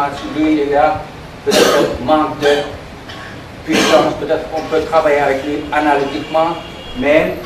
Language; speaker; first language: French; non-native, learner; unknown